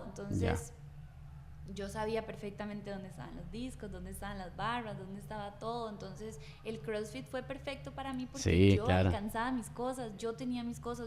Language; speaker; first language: Spanish; native; Spanish